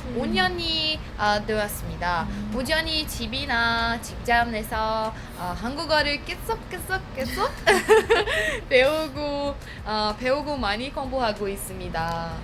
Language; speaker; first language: Korean; non-native, fluent; Portuguese